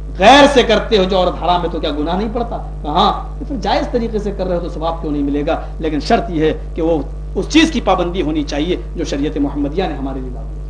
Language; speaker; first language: Urdu; native; Urdu